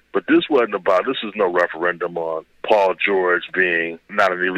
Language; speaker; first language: English; native; English